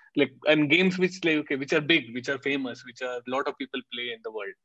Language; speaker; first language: English; non-native, local second language; Hindi